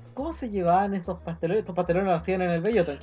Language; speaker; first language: Spanish; native; Spanish